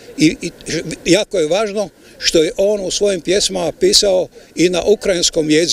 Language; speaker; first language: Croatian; early bilingual, other home language; Ukrainian